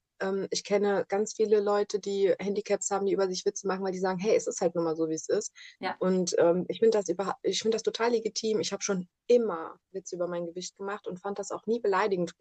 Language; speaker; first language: German; early bilingual, other home language; Italian